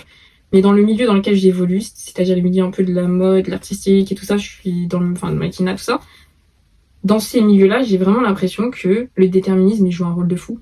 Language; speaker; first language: French; native; French